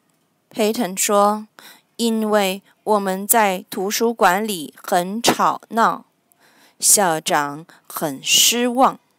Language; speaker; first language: Chinese; non-native, learner; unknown